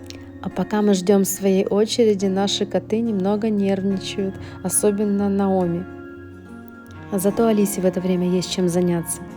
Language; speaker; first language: Russian; native; Russian